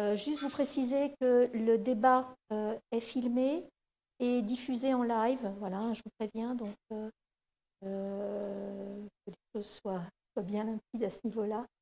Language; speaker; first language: French; native; French